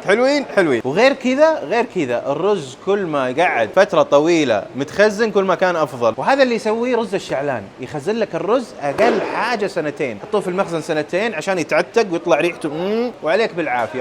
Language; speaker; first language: Arabic; native; Arabic